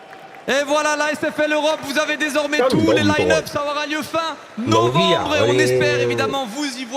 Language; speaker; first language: French; native; French